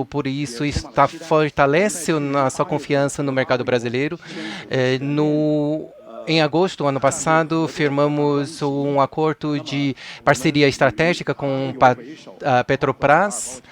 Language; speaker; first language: Portuguese; non-native, fluent; Chinese